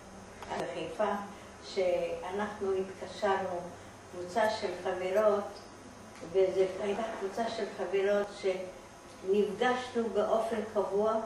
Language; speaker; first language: Hebrew; non-native, fluent; German